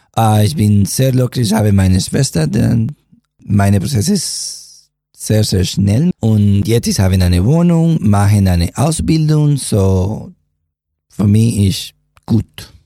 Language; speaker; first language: German; non-native, learner; Spanish